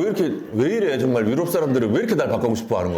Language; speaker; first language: Korean; native; Korean